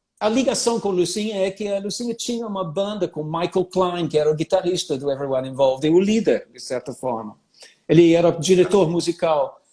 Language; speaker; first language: Portuguese; non-native, fluent; English